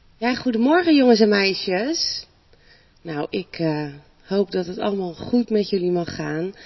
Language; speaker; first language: Dutch; native; Dutch